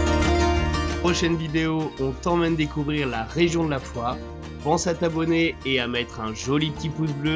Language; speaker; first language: French; native; French